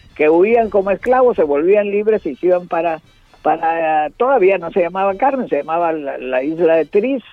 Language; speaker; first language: Spanish; native; Spanish